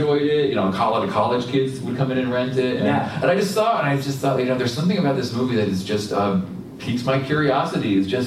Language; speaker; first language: English; native; English